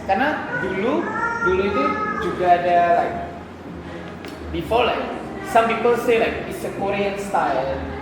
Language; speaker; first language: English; non-native, fluent; Indonesian